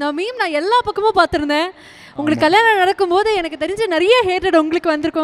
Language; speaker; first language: Tamil; native; Tamil